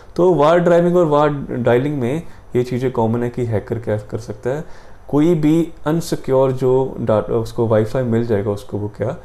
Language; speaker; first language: Hindi; non-native, local second language; Punjabi